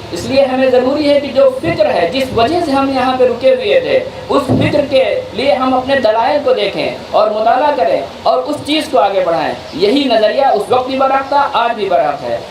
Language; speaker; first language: Urdu; native; Urdu